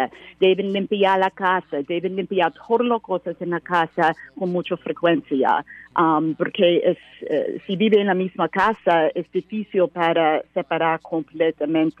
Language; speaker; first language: Spanish; non-native, learner; English